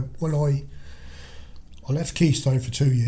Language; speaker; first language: English; native; English